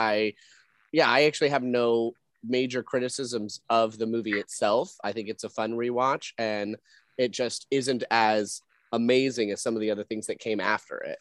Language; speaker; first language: English; native; English